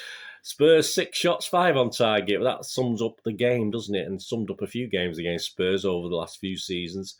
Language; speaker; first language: English; native; English